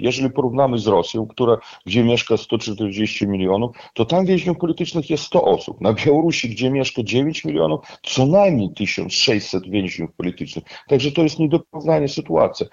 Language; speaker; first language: Polish; non-native, fluent; Russian